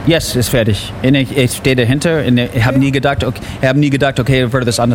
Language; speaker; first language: German; non-native, learner; English